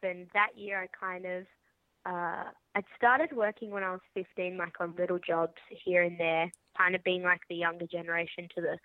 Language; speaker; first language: English; native; English